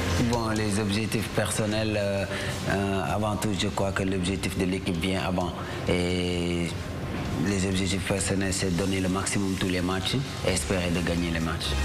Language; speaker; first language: French; non-native, local second language; Wolof